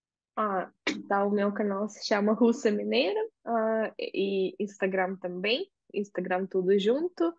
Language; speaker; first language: Portuguese; non-native, fluent; Russian